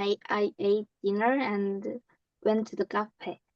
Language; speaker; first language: English; non-native, learner; Korean